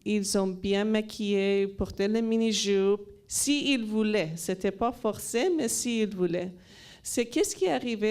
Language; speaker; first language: French; non-native, learner; Persian